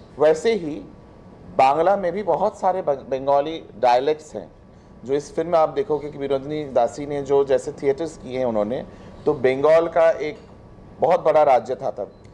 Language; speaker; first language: Hindi; non-native, local second language; Bangla